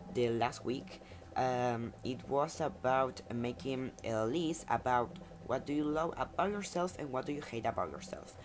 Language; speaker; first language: English; non-native, fluent; Spanish